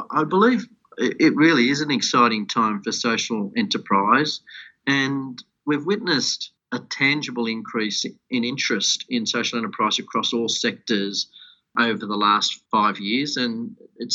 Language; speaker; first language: English; native; English